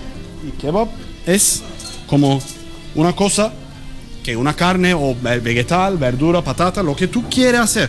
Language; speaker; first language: Spanish; non-native, learner; Turkish